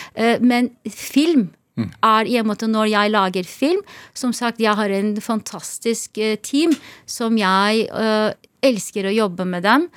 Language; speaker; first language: Norwegian; non-native, fluent; Turkish